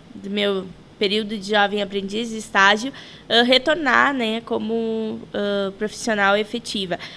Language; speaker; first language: Portuguese; native; Portuguese